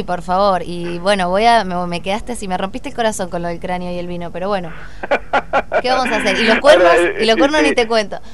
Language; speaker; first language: Spanish; native; Spanish